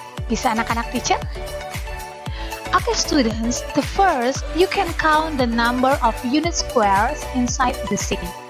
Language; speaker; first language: English; non-native, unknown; Indonesian